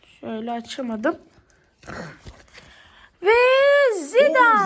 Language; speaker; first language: Turkish; native; Turkish